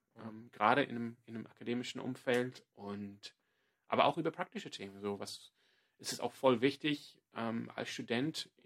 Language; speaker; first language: German; non-native, fluent; English